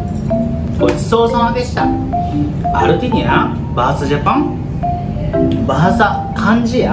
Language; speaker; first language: Indonesian; non-native, learner; Japanese